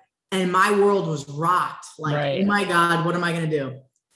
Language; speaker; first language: English; native; English